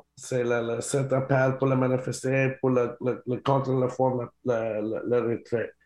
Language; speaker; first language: French; non-native, learner; English